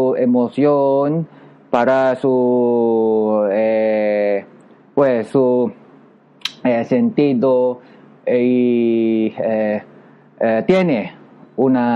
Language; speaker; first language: Spanish; non-native, learner; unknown